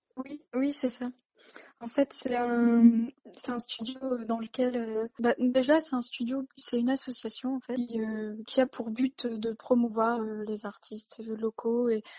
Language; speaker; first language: French; native; French